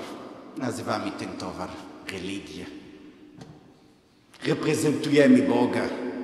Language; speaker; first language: Polish; non-native, fluent; Hebrew